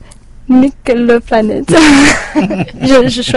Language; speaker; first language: French; non-native, learner; English